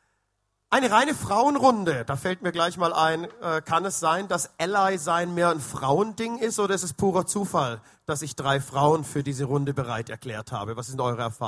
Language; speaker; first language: German; native; German